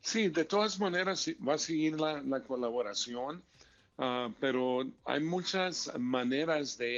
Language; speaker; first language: Spanish; early bilingual, heritage; Spanish